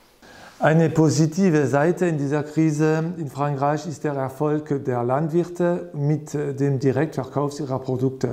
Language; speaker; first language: German; non-native, fluent; French